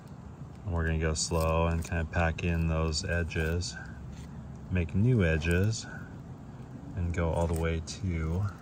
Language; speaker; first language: English; native; English